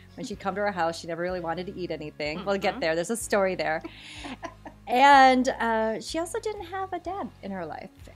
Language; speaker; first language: English; native; English